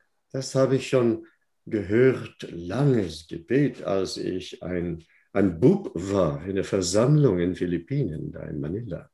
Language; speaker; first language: German; non-native, fluent; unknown